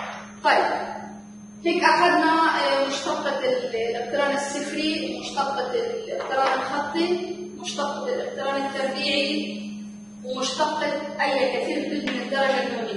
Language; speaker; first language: Arabic; native; Arabic